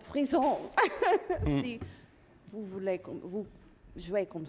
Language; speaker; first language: French; non-native, learner; English